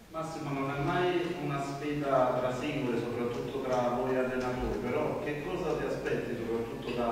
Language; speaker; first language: Italian; native; Italian